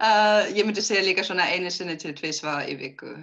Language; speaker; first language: Icelandic; non-native, learner; German